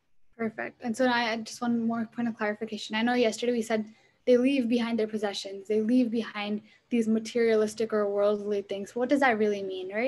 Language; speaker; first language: English; early bilingual, other home language; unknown